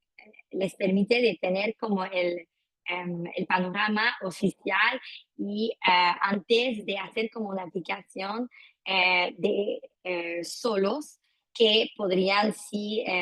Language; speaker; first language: Spanish; non-native, fluent; French